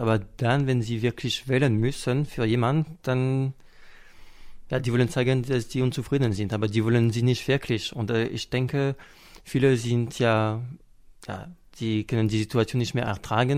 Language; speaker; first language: German; non-native, fluent; French